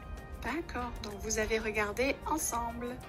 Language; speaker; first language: French; non-native, fluent; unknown